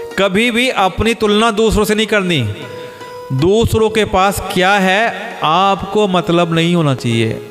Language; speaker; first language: Hindi; native; Hindi